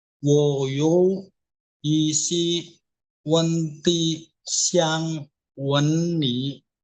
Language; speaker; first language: Chinese; non-native, learner; Indonesian